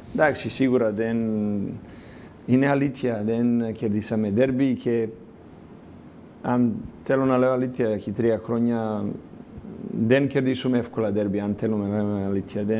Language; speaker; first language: Greek; non-native, learner; Serbian